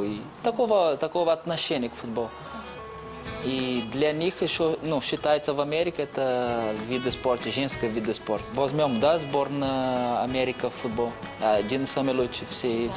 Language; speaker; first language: Russian; non-native, fluent; Portuguese